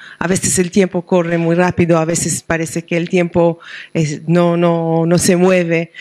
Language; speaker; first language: Spanish; non-native, fluent; Hebrew